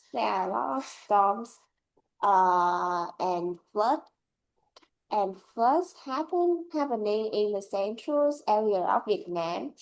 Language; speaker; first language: English; non-native, learner; Vietnamese